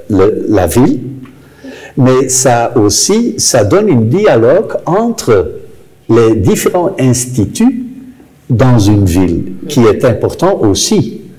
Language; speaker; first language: French; non-native, local second language; Dutch